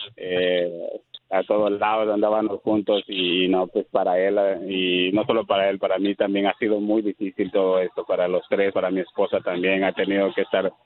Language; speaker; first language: Spanish; native; Spanish